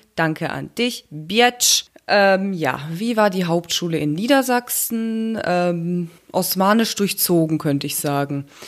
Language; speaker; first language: German; native; German